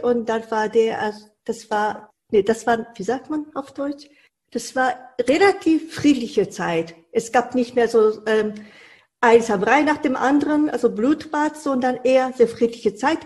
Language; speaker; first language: German; non-native, fluent; Japanese